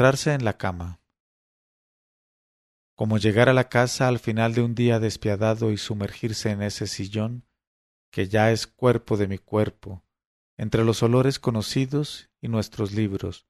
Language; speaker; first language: Spanish; native; Spanish